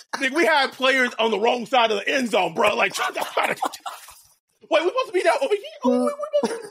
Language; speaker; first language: English; native; English